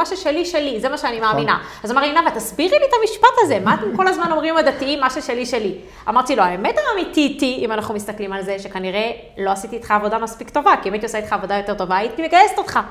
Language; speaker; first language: Hebrew; native; Hebrew